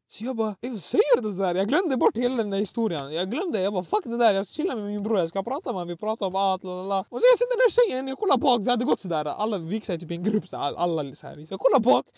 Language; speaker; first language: Swedish; early bilingual, other home language; Arabic